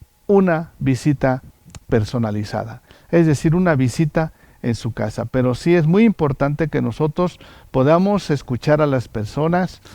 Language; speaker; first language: Spanish; native; Spanish